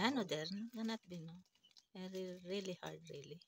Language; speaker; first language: English; non-native, learner; Filipino